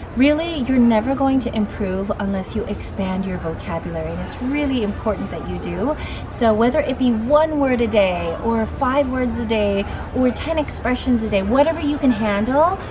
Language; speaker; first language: English; native; English